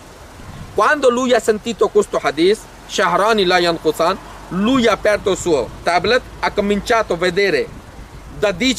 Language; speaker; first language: Italian; non-native, fluent; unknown